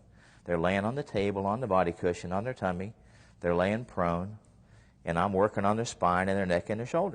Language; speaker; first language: English; native; English